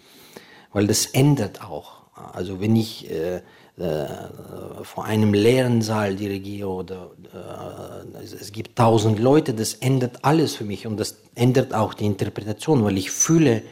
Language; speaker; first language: German; non-native, fluent; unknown